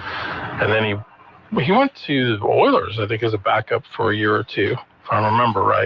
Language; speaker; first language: English; native; English